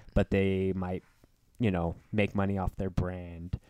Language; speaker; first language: English; native; English